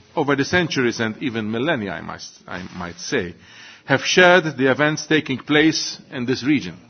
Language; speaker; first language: English; non-native, local second language; Maltese